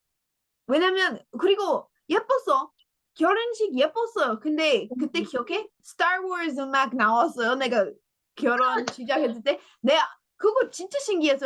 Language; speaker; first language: Korean; non-native, learner; English